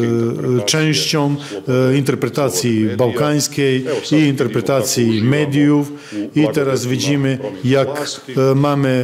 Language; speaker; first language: Polish; non-native, fluent; Serbian